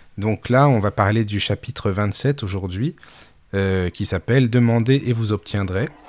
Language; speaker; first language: French; native; French